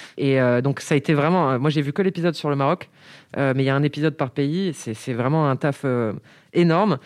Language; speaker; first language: French; native; French